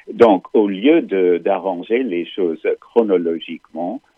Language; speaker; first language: French; non-native, fluent; English